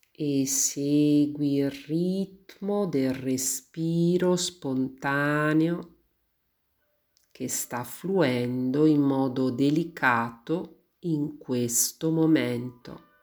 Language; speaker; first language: Italian; native; Italian